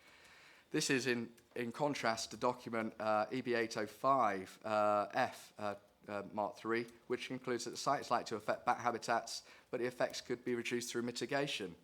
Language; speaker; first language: English; native; English